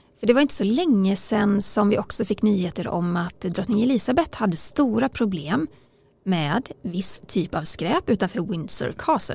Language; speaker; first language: Swedish; native; Swedish